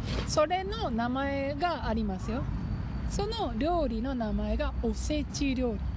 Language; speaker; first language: Japanese; native; Japanese